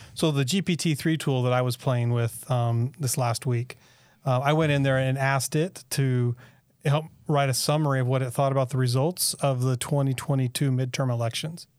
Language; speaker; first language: English; native; English